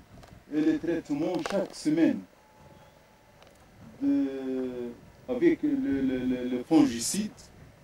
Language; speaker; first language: French; non-native, local second language; Arabic